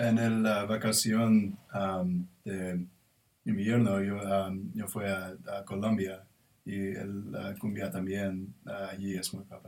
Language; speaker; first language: Spanish; non-native, learner; English